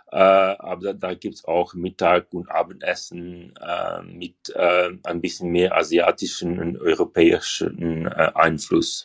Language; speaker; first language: German; non-native, learner; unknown